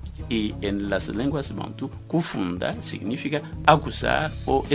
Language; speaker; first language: Spanish; non-native, fluent; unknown